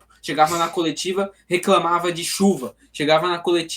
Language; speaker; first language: Portuguese; native; Portuguese